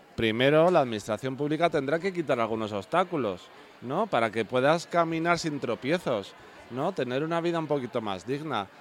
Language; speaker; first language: Spanish; native; Spanish